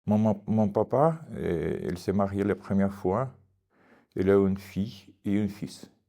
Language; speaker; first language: French; non-native, learner; Ukrainian